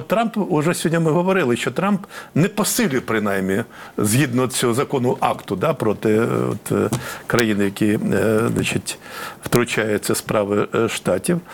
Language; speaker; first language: Ukrainian; native; Ukrainian